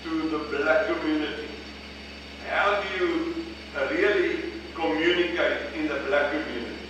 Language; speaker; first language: English; non-native, local second language; Afrikaans